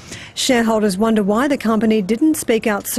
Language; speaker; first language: English; native; English